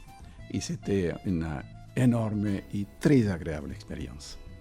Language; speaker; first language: French; non-native, fluent; Spanish